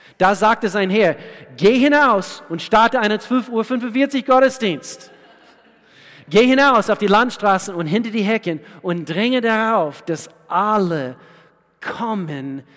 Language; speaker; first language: German; non-native, fluent; English